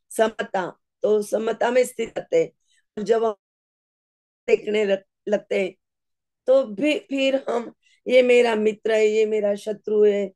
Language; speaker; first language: Hindi; non-native, local second language; Marathi